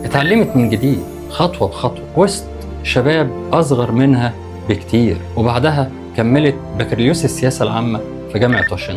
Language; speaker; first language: Arabic; native; Arabic